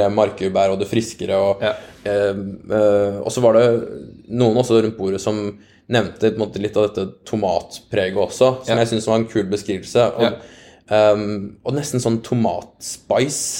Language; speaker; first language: Norwegian; native; Norwegian